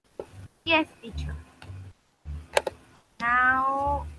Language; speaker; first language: English; non-native, learner; Spanish